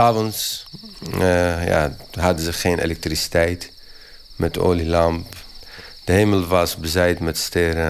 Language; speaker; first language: Dutch; non-native, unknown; Kurdish